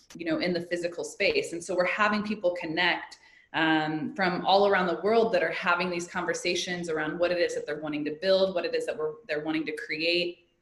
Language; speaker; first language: English; native; English